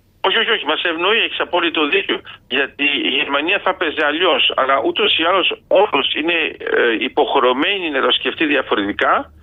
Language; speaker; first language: Greek; early bilingual, heritage; Greek